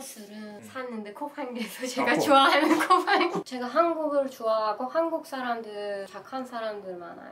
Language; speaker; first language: Korean; non-native, learner; Persian